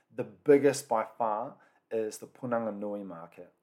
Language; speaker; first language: English; native; English